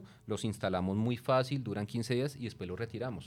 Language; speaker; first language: Spanish; native; Spanish